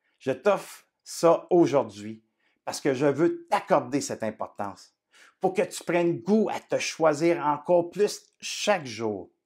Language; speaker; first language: French; native; French